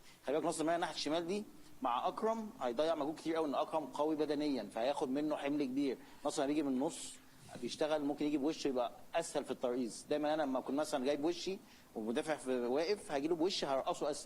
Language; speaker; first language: Arabic; native; Arabic